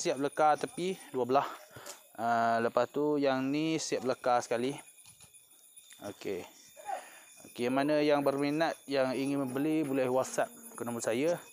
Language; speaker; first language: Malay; non-native, local second language; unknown